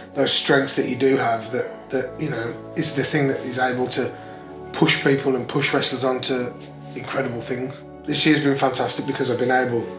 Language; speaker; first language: English; native; English